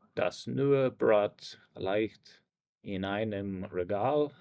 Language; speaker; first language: German; non-native, learner; English